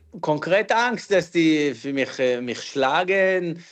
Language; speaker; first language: German; non-native, learner; Hebrew